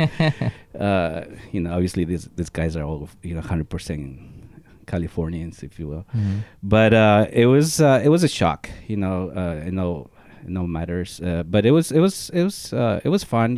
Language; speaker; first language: English; non-native, fluent; Spanish